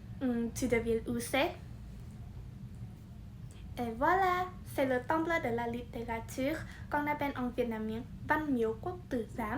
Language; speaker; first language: French; non-native, learner; Vietnamese